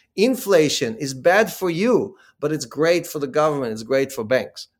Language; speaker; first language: English; early bilingual, other home language; Ukrainian